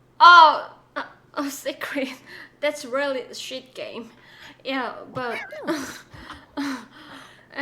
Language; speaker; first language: English; non-native, learner; Korean